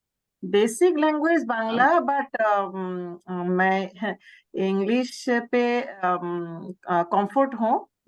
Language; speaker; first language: Hindi; non-native, learner; Bangla